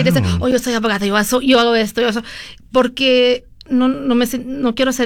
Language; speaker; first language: Spanish; early bilingual, heritage; Spanish